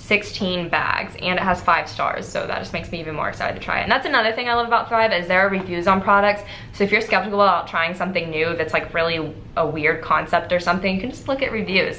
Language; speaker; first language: English; native; English